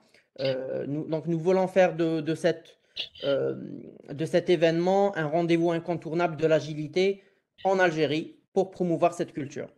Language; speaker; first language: French; non-native, local second language; Arabic